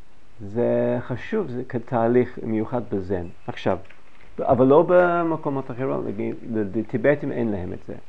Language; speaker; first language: Hebrew; non-native, fluent; English